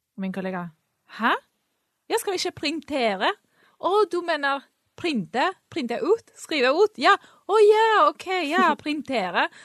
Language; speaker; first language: Norwegian; non-native, fluent; Spanish